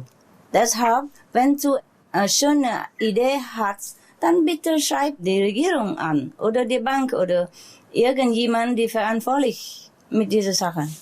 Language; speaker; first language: German; non-native, learner; Vietnamese